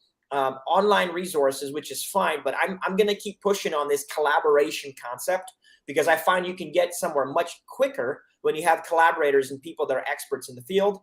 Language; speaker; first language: English; native; English